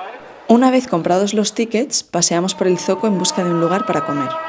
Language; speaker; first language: Spanish; native; Spanish